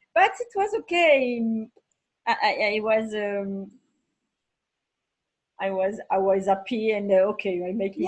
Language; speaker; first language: English; non-native, learner; French